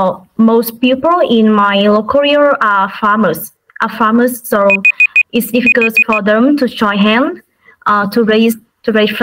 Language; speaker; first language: English; non-native, learner; Vietnamese